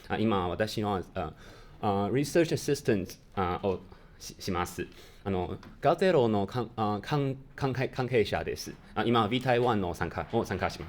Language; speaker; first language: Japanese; non-native, learner; Chinese